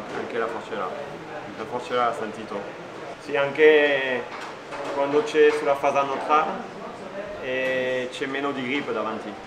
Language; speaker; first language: Italian; non-native, learner; French